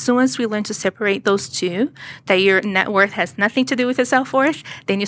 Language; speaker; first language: English; non-native, fluent; Portuguese